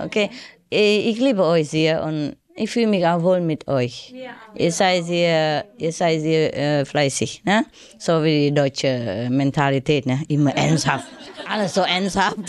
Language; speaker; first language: German; non-native, learner; Vietnamese